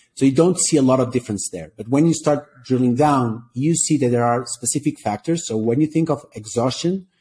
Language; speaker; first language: English; non-native, fluent; Portuguese